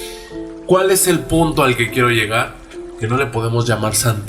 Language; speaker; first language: Spanish; native; Spanish